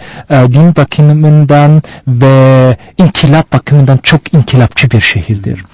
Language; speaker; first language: Turkish; non-native, fluent; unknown